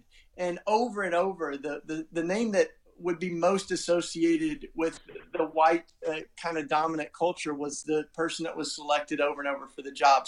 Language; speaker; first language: English; native; English